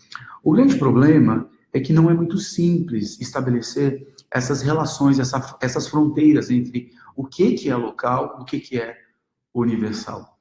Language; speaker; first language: Portuguese; native; Portuguese